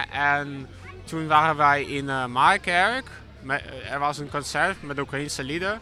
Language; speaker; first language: Dutch; non-native, learner; Ukrainian